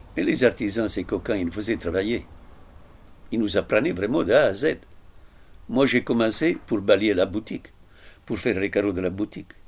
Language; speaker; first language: French; non-native, fluent; Italian